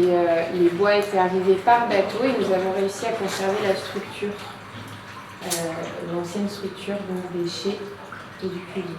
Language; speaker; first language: French; native; French